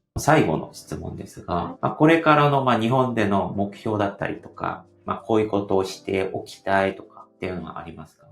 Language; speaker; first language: Japanese; non-native, fluent; Korean